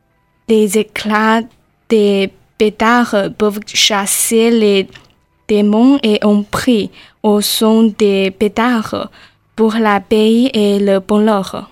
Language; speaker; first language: French; non-native, learner; Chinese